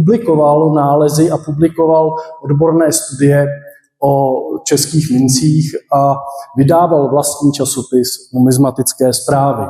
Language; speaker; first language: Czech; native; Czech